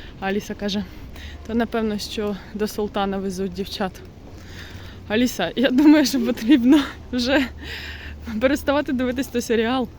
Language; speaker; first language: Ukrainian; non-native, local second language; Russian